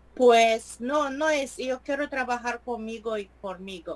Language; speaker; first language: Spanish; non-native, learner; Romanian